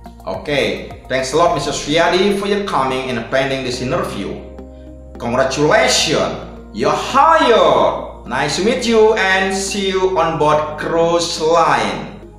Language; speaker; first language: English; non-native, fluent; Indonesian